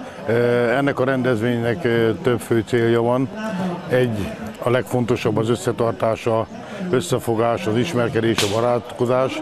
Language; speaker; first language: Hungarian; native; Hungarian